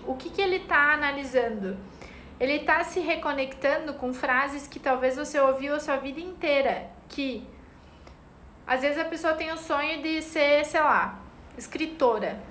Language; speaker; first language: Portuguese; native; Portuguese